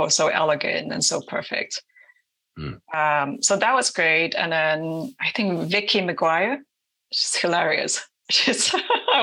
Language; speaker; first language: English; non-native, local second language; Cantonese